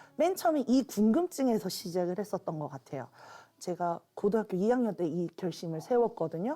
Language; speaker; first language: Korean; native; Korean